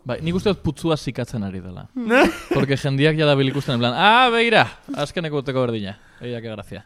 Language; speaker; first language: Basque; non-native, local second language; Spanish